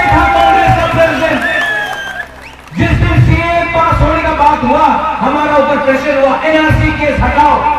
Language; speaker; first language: Hindi; non-native, local second language; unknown